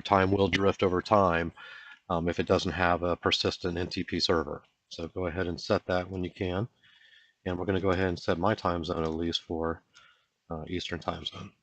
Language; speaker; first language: English; native; English